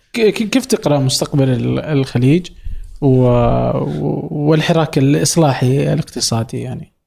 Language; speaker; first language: Arabic; native; Arabic